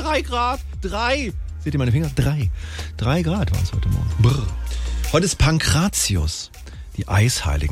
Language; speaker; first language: German; native; German